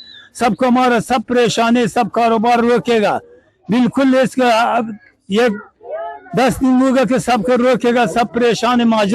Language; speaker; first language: Hindi; non-native, learner; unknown